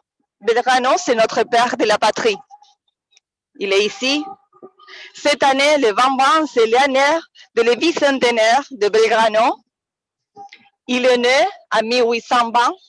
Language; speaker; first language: French; non-native, fluent; Spanish